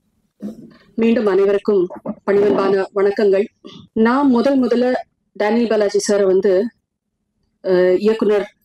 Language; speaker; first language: Tamil; native; Tamil